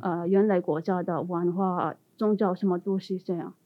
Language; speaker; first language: Chinese; non-native, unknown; Tibetan